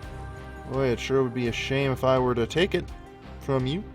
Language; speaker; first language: English; native; English